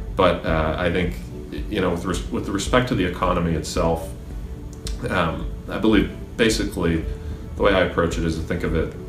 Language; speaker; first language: English; native; English